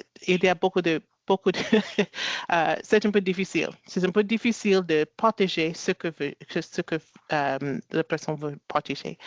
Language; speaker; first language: French; non-native, learner; English